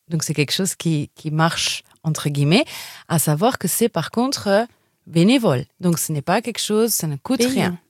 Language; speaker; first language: French; non-native, local second language; Luxembourgish